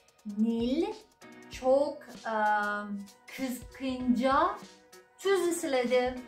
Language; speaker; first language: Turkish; non-native, learner; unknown